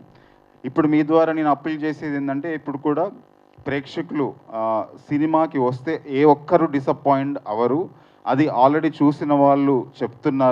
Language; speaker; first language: Telugu; native; Telugu